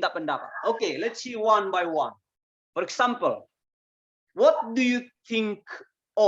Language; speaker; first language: English; non-native, fluent; Indonesian